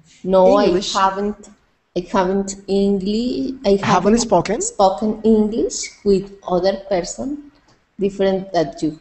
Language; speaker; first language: English; non-native, learner; Spanish